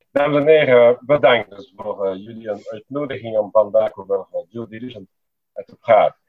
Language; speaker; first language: Dutch; non-native, local second language; French